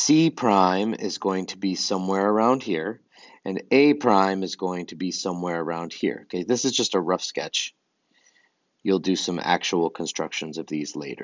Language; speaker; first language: English; native; English